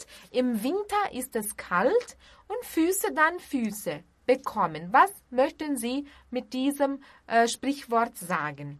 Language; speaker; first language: German; non-native, fluent; Portuguese